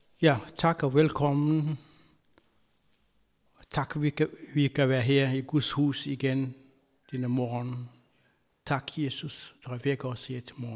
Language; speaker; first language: Danish; non-native, fluent; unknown